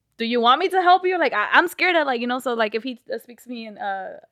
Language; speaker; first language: English; early bilingual, other home language; Spanish